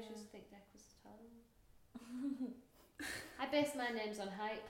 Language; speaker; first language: English; native; English